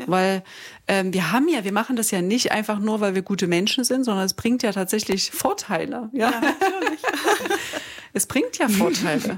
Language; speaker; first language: German; native; German